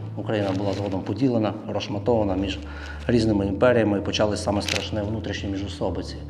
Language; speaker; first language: Ukrainian; native; Ukrainian